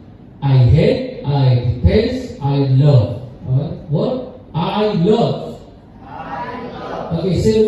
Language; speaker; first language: English; non-native, learner; Indonesian